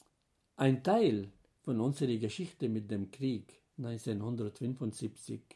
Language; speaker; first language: German; non-native, fluent; Arabic